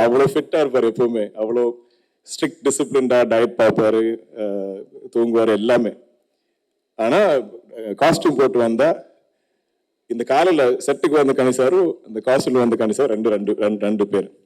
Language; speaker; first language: Tamil; non-native, local second language; Malayalam